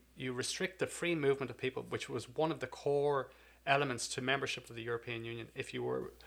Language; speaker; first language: English; native; English